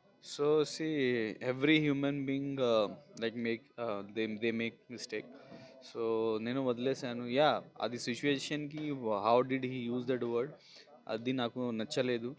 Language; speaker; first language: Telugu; non-native, local second language; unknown